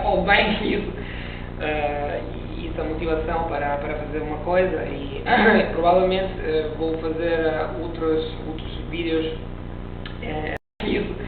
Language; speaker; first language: Portuguese; non-native, learner; Italian